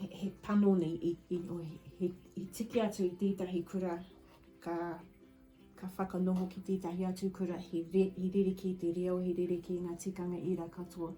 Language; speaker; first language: Māori; non-native, local second language; English